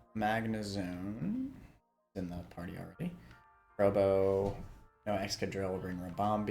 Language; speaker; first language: English; native; English